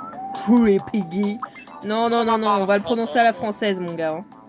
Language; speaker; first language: French; native; French